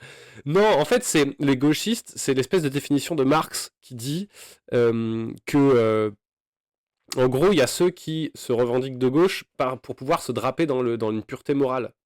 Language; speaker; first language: French; native; French